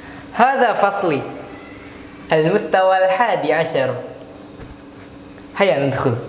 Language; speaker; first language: Arabic; non-native, learner; Indonesian